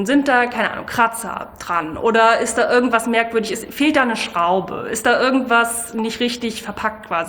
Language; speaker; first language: German; native; German